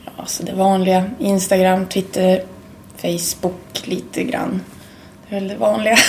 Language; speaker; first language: Swedish; native; Swedish